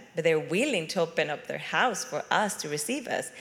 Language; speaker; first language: English; non-native, fluent; Spanish